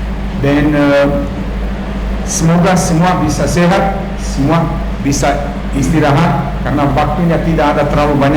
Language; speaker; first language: Indonesian; non-native, fluent; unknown